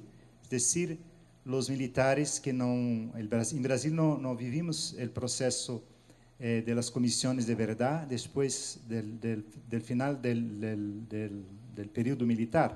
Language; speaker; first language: Spanish; non-native, fluent; Portuguese